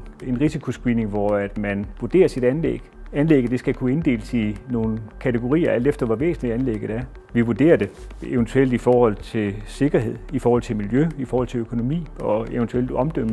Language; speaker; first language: Danish; native; Danish